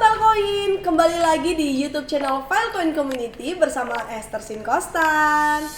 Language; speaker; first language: Indonesian; native; Indonesian